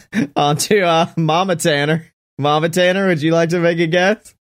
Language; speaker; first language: English; native; English